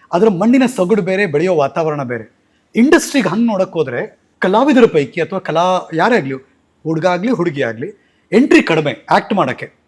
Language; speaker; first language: Kannada; native; Kannada